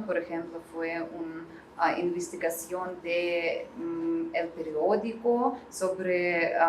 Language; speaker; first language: Spanish; non-native, learner; Russian